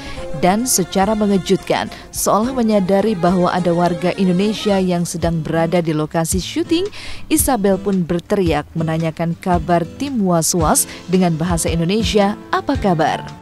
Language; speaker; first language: Indonesian; native; Indonesian